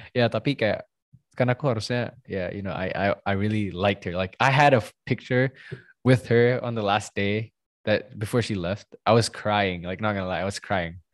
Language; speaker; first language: English; non-native, fluent; Indonesian